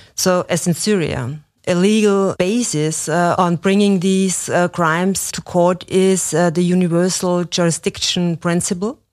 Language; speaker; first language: English; non-native, fluent; German